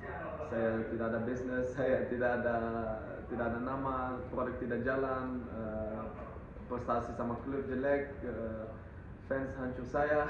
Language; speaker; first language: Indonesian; non-native, fluent; Dutch